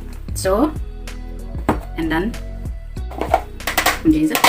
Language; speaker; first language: Dutch; non-native, learner; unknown